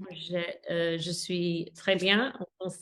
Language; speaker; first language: French; non-native, learner; English